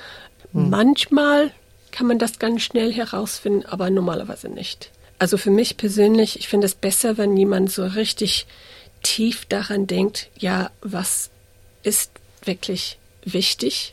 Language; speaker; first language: German; early bilingual, heritage; English